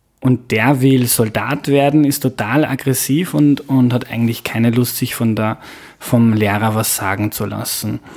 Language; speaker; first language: German; native; German